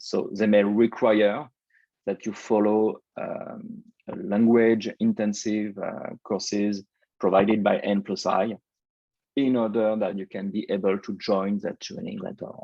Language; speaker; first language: English; non-native, fluent; French